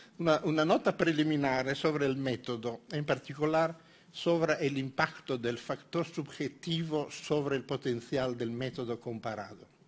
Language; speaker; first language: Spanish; non-native, fluent; Italian